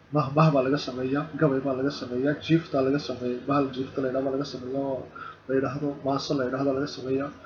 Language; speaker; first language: Somali; native; Somali